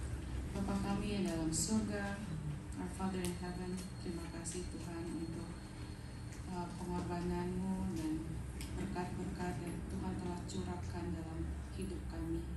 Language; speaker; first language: Indonesian; native; Indonesian